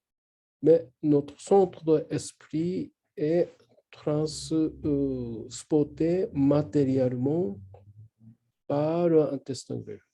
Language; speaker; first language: French; non-native, learner; Japanese